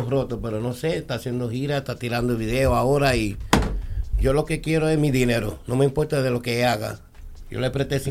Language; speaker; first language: Spanish; early bilingual, heritage; Spanish